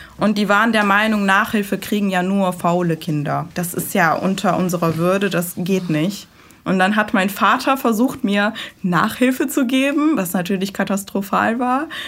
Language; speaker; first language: German; early bilingual, other home language; Persian